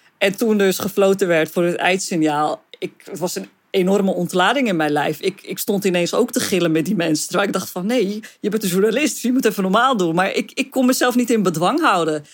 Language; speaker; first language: Dutch; early bilingual, other home language; Arabic